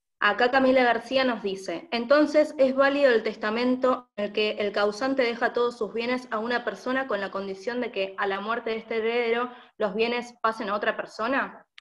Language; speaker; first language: Spanish; native; Spanish